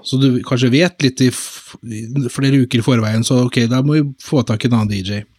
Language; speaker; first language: Norwegian; native; Norwegian